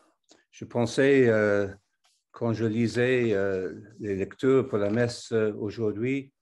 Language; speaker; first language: French; non-native, fluent; English